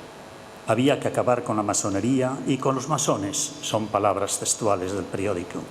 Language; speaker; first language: Spanish; native; Spanish